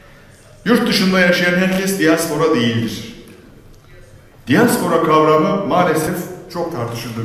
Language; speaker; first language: Turkish; native; Turkish